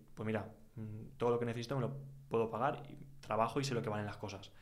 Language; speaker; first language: Spanish; native; Spanish